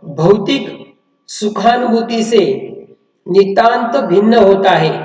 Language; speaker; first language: Hindi; non-native, local second language; Marathi